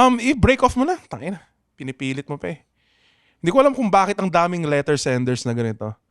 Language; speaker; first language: Filipino; native; Filipino